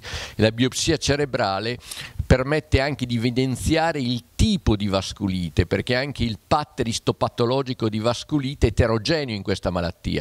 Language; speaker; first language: Italian; native; Italian